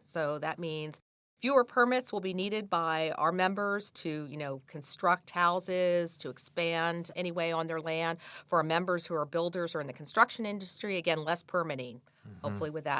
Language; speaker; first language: English; native; English